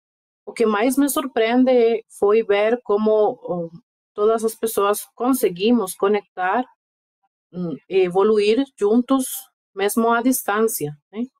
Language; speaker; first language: Portuguese; non-native, fluent; Spanish